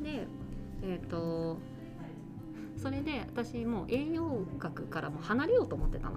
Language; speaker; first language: Japanese; early bilingual, heritage; Japanese